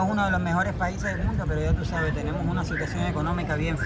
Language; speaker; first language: Spanish; native; Spanish